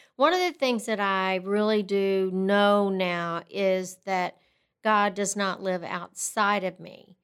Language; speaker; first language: English; native; English